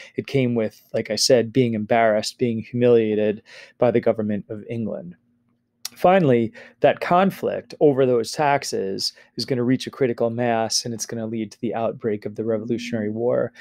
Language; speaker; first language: English; native; English